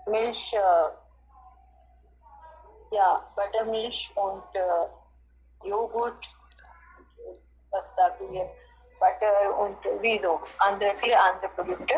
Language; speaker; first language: German; non-native, learner; Hindi